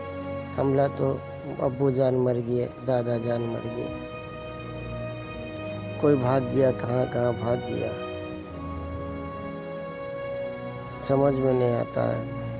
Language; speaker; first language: Hindi; early bilingual, heritage; Urdu